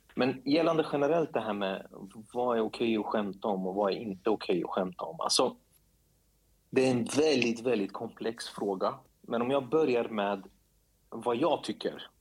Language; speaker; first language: Swedish; early bilingual, other home language; Kurdish